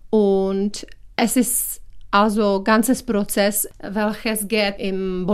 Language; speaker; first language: German; non-native, learner; Czech